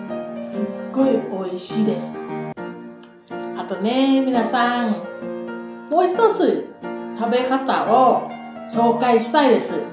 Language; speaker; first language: Japanese; non-native, learner; Thai